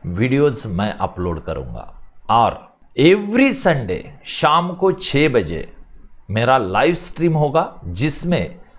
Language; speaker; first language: Hindi; non-native, local second language; Marathi